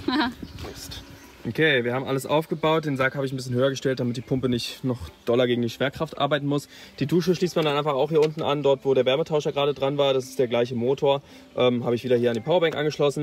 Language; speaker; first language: German; native; German